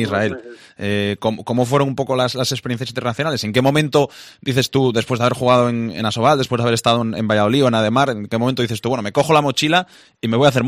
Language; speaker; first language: Spanish; native; Spanish